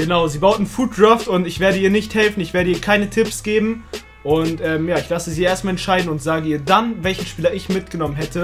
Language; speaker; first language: German; early bilingual, other home language; Turkish